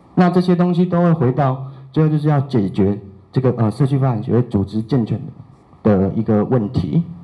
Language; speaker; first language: Chinese; native; Chinese